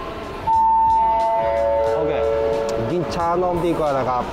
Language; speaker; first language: Thai; non-native, learner; Japanese